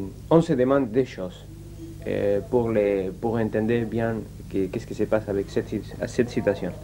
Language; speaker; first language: French; non-native, learner; Spanish